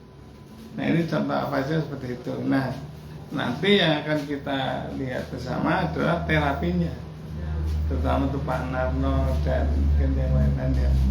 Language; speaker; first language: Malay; non-native, local second language; Javanese